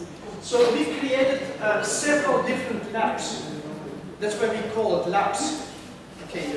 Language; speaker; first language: English; non-native, fluent; Dutch